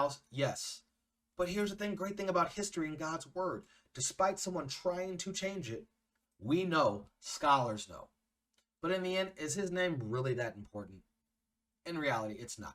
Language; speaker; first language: English; native; English